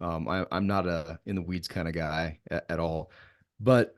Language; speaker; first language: English; native; English